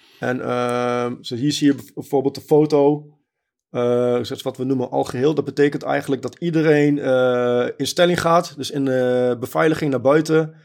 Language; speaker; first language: Dutch; early bilingual, other home language; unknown